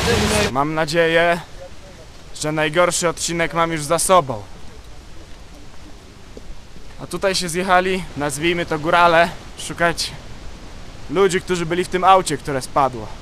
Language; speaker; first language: Polish; native; Polish